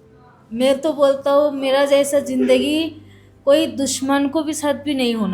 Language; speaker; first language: Hindi; non-native, local second language; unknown